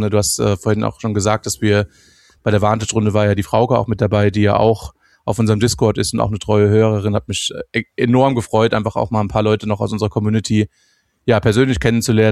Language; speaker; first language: German; native; German